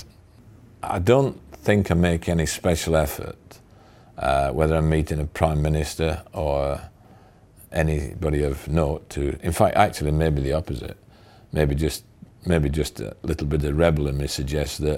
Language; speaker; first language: English; native; English